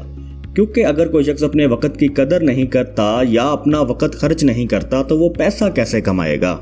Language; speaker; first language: Urdu; native; Urdu